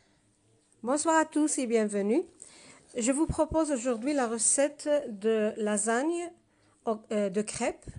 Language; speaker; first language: French; non-native, learner; Spanish